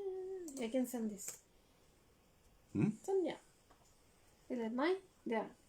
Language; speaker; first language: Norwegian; non-native, learner; Spanish